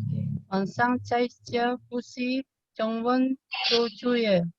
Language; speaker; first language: Chinese; non-native, learner; Indonesian